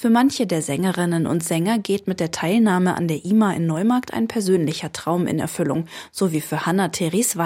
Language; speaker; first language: German; native; German